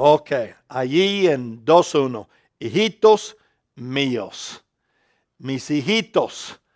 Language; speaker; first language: Spanish; non-native, fluent; English